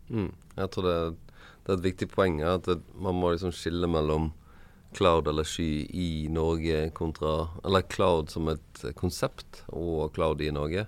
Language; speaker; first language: Norwegian; native; Norwegian